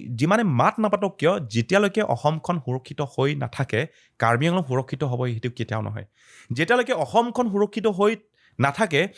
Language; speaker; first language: Assamese; non-native, local second language; Karbi